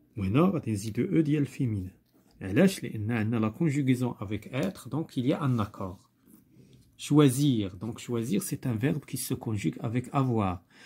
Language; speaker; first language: French; non-native, local second language; Arabic